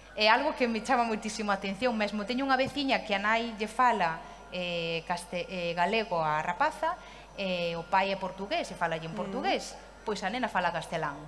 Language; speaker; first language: Galician; native; Galician